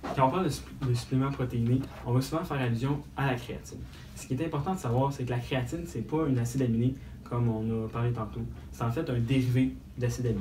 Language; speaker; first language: French; native; French